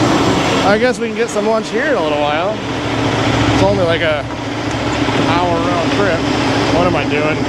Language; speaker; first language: English; native; English